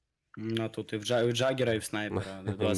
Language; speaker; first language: Russian; native; Russian